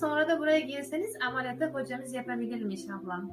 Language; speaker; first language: Turkish; non-native, fluent; Uzbek